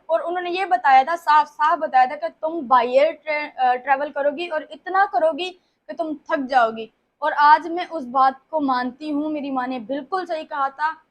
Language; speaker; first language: Urdu; native; Urdu